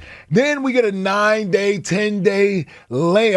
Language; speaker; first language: English; native; English